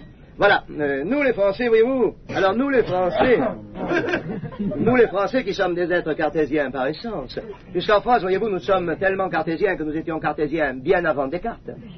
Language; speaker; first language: French; native; French